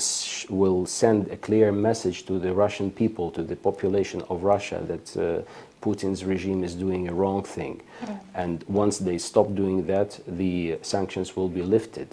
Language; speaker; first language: English; non-native, fluent; Ukrainian